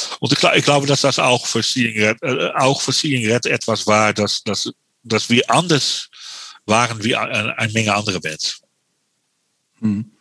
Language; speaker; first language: German; non-native, learner; Dutch